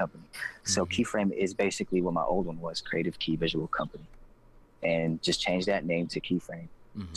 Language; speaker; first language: English; native; English